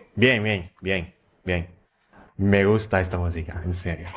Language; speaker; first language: Spanish; non-native, fluent; Indonesian